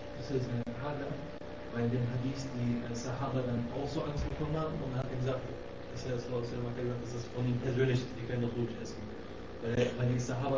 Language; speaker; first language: German; non-native, fluent; Arabic